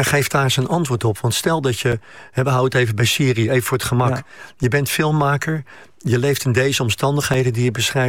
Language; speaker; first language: Dutch; native; Dutch